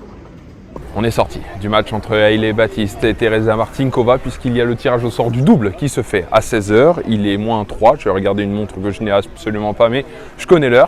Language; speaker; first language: French; native; French